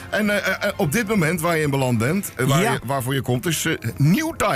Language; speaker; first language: Dutch; native; Dutch